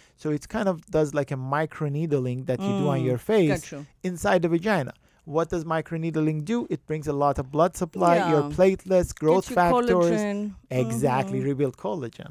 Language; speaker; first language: English; non-native, fluent; Persian